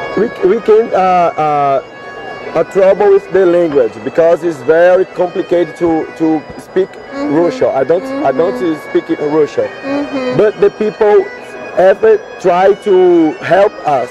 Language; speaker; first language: English; non-native, learner; Portuguese